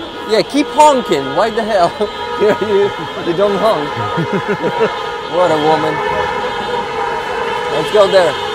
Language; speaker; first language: English; non-native, fluent; Ukrainian